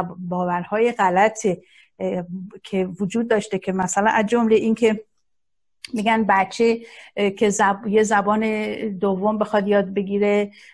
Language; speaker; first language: Persian; non-native, local second language; Azerbaijani